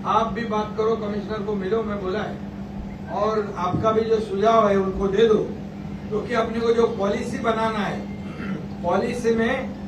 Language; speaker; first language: Hindi; non-native, local second language; Marathi